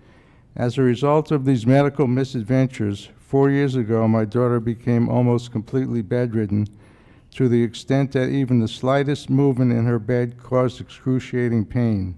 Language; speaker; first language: English; native; English